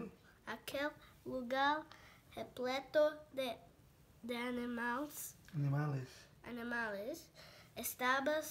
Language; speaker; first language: Spanish; non-native, learner; Portuguese